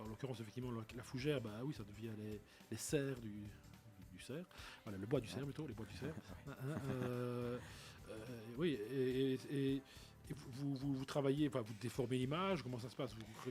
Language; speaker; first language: French; native; French